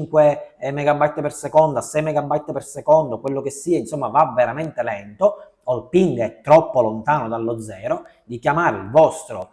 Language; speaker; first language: Italian; native; Italian